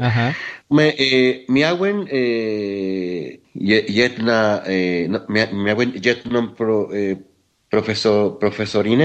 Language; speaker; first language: Polish; non-native, learner; Spanish